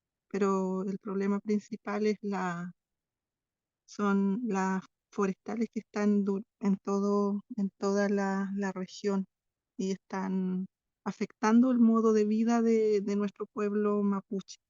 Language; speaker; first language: Spanish; non-native, local second language; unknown